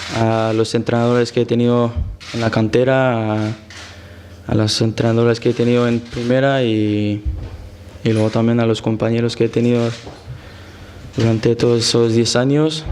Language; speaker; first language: Spanish; non-native, fluent; French